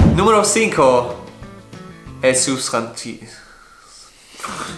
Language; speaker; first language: Spanish; non-native, learner; German